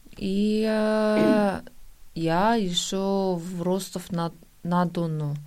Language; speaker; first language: Russian; non-native, fluent; Korean